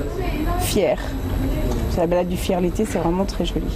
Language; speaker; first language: French; native; French